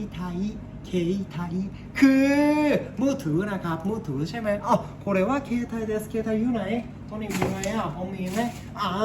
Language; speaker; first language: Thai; non-native, learner; Japanese